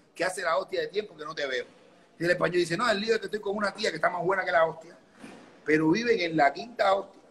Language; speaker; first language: Spanish; native; Spanish